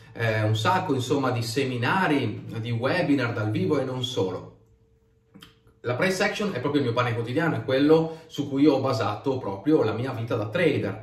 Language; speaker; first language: Italian; native; Italian